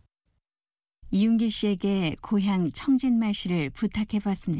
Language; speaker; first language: Korean; native; Korean